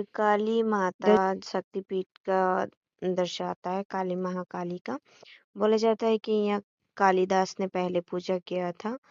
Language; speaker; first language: Hindi; non-native, local second language; Assamese